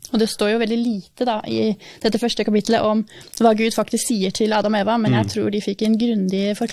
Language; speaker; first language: Norwegian; native; Norwegian